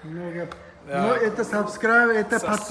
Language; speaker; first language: Russian; non-native, local second language; Uzbek